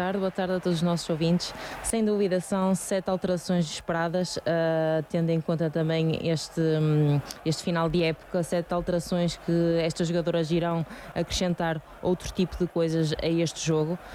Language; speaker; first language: Portuguese; native; Portuguese